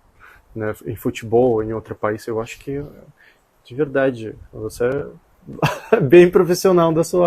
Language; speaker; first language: Portuguese; non-native, fluent; Russian